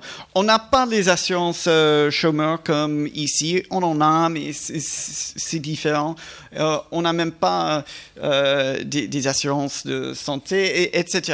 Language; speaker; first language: French; non-native, fluent; English